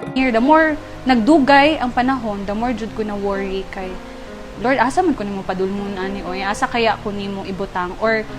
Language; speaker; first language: Cebuano; native; Cebuano